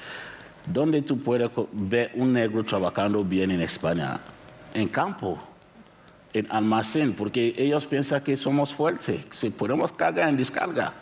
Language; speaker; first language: Spanish; non-native, learner; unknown